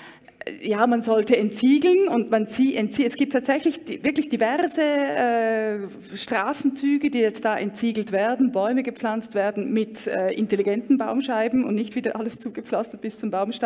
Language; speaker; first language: German; native; German